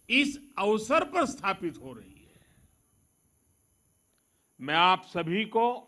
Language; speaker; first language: Hindi; non-native, local second language; Gujarati